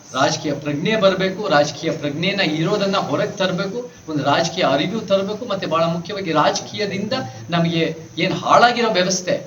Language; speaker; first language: Kannada; early bilingual, heritage; Kannada